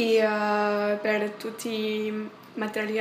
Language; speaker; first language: Italian; non-native, learner; French